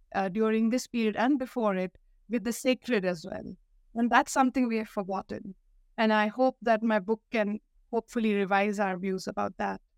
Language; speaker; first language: English; non-native, local second language; Hindi